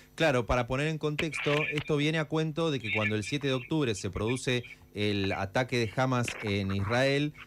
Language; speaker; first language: Spanish; native; Spanish